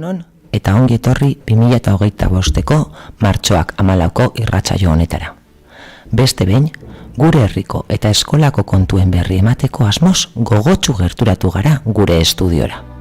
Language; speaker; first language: Basque; native; Basque